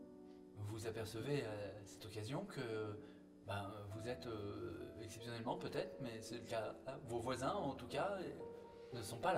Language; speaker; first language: French; native; French